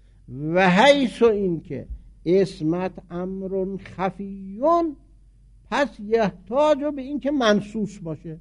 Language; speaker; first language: Persian; native; Persian